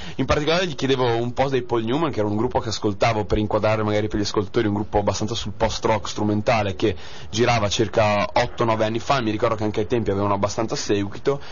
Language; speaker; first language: Italian; native; Italian